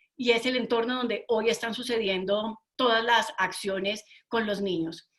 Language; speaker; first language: Spanish; native; Spanish